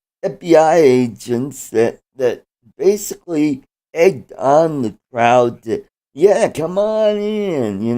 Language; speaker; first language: English; native; English